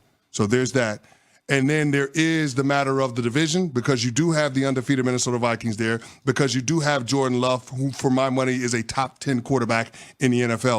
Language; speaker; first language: English; native; English